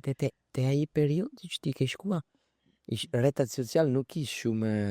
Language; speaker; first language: Albanian; early bilingual, heritage; Albanian